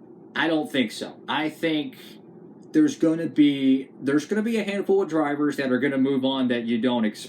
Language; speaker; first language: English; native; English